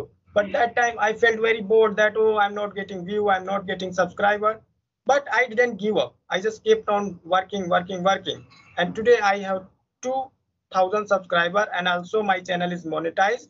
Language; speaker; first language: English; non-native, fluent; Hindi